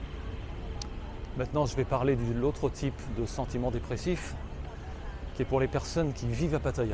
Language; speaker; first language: French; native; French